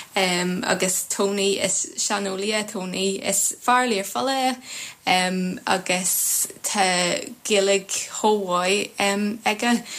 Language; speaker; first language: Irish; non-native, fluent; English